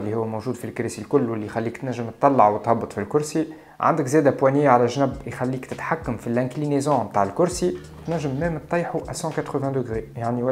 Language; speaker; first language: Arabic; native; Arabic